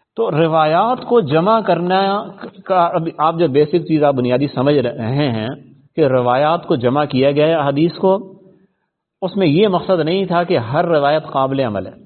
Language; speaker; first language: Urdu; non-native, local second language; Punjabi